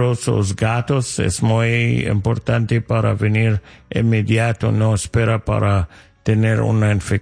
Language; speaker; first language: Spanish; non-native, learner; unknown